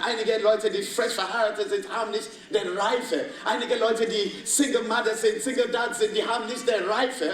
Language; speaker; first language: German; non-native, fluent; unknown